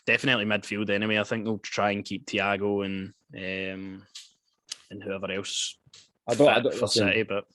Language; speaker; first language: English; native; English